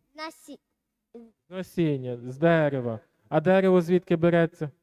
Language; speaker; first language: Ukrainian; native; Ukrainian